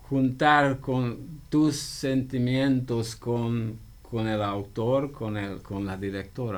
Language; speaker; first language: Spanish; non-native, fluent; Hungarian